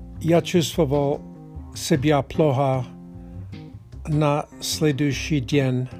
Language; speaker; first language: Russian; non-native, learner; English